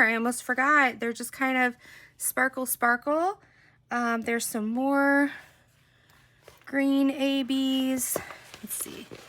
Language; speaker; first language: English; native; English